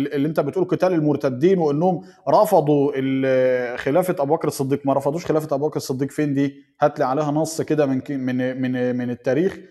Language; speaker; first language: Arabic; native; Arabic